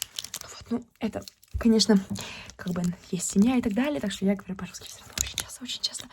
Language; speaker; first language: Russian; early bilingual, heritage; Russian